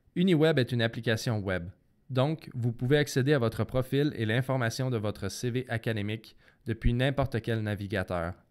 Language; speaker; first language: French; native; French